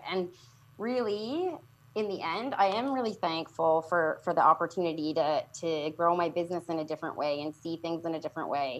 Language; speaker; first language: English; native; English